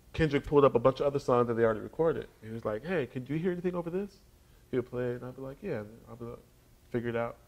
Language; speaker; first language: English; native; English